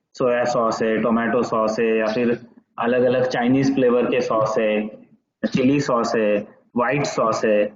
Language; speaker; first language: Hindi; non-native, local second language; Marathi